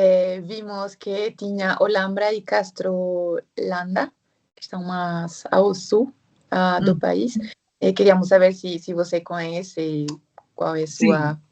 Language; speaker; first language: Portuguese; non-native, fluent; Spanish